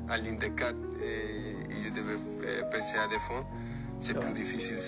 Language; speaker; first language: French; non-native, fluent; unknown